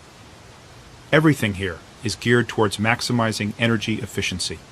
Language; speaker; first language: English; native; English